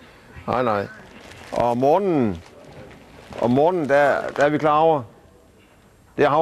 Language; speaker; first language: Danish; native; Danish